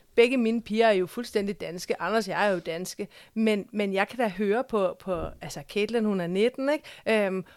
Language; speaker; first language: Danish; native; Danish